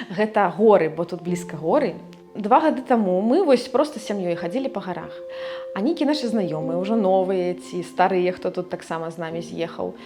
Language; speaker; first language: Belarusian; non-native, local second language; Russian